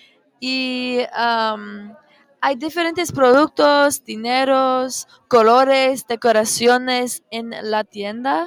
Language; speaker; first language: Spanish; non-native, learner; English